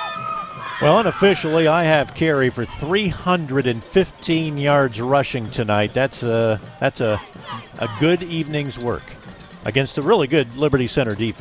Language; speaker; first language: English; native; English